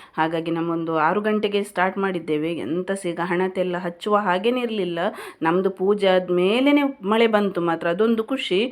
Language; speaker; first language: Kannada; non-native, local second language; Tulu